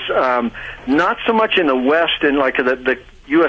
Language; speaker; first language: English; native; English